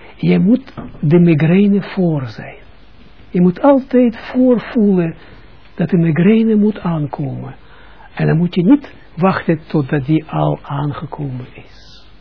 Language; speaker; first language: Dutch; non-native, fluent; Russian